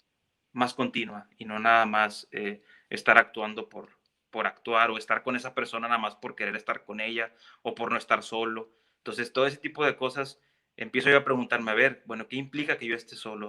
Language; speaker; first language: Spanish; native; Spanish